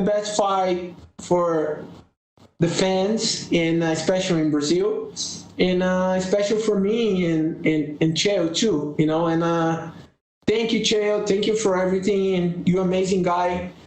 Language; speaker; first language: English; non-native, learner; Portuguese